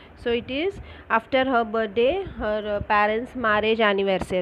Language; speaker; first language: English; non-native, local second language; Marathi